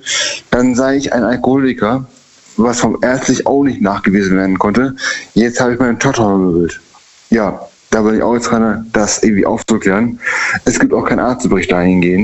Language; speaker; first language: German; native; German